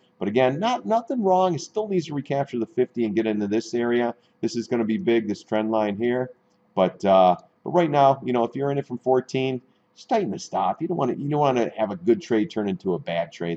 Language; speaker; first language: English; native; English